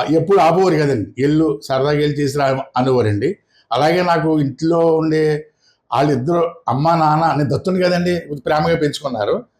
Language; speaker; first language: Telugu; native; Telugu